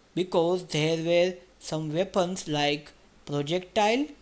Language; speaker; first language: English; non-native, local second language; Gujarati